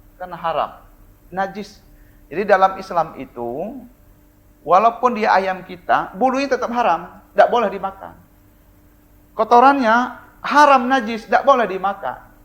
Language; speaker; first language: Indonesian; non-native, local second language; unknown